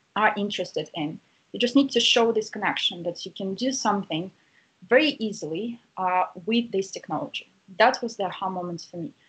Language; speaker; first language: English; non-native, fluent; Russian